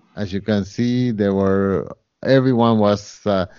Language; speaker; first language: English; non-native, fluent; Spanish